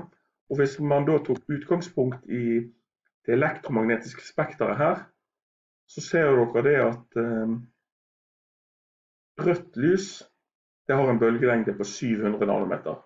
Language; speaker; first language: Norwegian; native; Norwegian